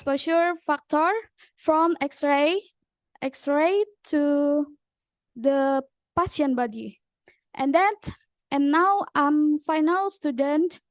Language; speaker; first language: English; non-native, learner; Indonesian